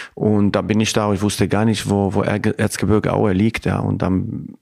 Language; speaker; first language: German; non-native, fluent; Albanian